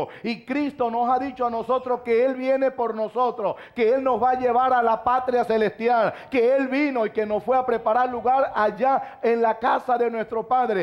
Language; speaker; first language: Spanish; native; Spanish